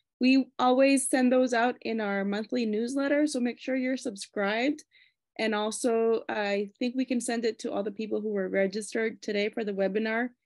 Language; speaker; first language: English; early bilingual, other home language; Spanish